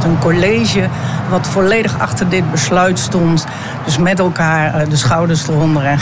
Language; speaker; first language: Dutch; native; Dutch